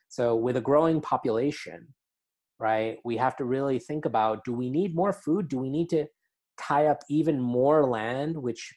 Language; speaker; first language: English; native; English